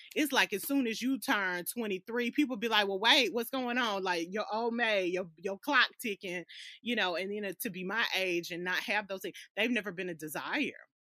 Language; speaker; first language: English; native; English